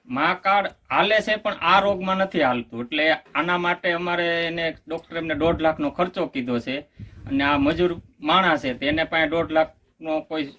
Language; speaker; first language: Gujarati; native; Gujarati